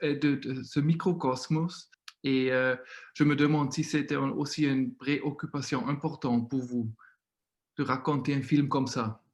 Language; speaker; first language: French; non-native, fluent; German